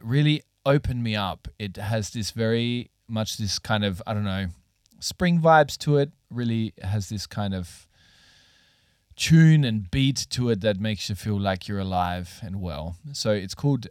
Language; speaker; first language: English; native; English